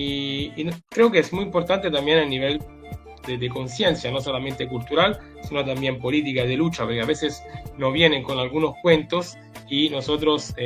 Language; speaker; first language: Spanish; native; Spanish